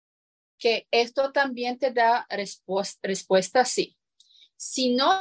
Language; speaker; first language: Spanish; non-native, fluent; Croatian